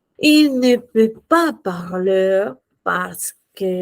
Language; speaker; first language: French; non-native, fluent; Spanish